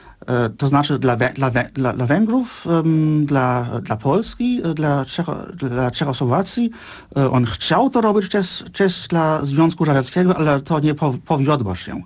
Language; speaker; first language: Polish; non-native, fluent; German